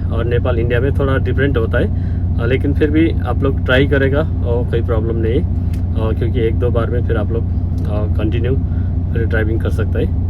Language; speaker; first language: Hindi; non-native, learner; Nepali